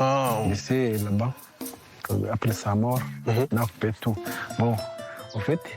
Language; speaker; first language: French; non-native, local second language; Kinyarwanda